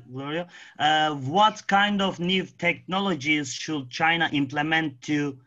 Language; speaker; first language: English; non-native, fluent; Arabic